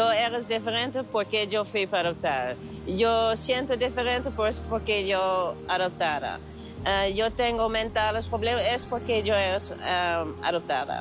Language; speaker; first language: Spanish; non-native, learner; Dutch